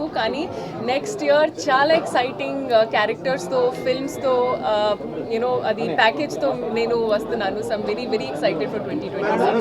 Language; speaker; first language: Telugu; non-native, learner; Hindi